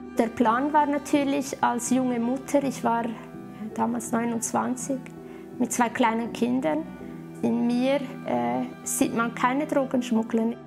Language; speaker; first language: German; early bilingual, other home language; Italian